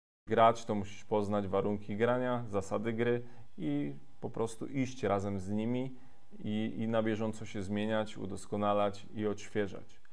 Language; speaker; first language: Polish; native; Polish